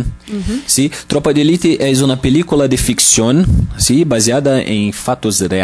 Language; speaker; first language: Spanish; non-native, learner; Portuguese